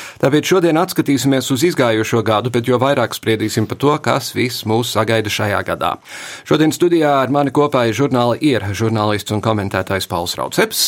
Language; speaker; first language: Latvian; early bilingual, heritage; English